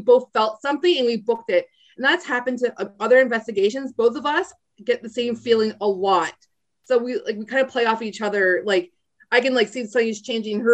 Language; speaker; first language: English; native; English